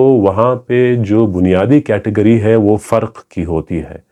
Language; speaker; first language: Urdu; native; Urdu